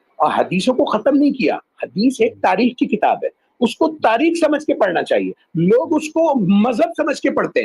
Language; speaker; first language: Urdu; native; Urdu